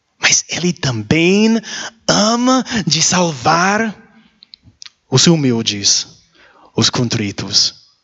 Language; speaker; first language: Portuguese; non-native, learner; English